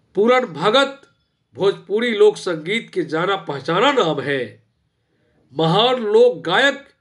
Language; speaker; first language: Hindi; non-native, local second language; Bhojpuri